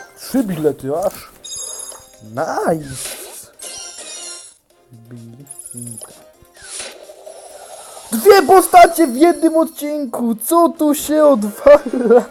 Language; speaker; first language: Polish; native; Polish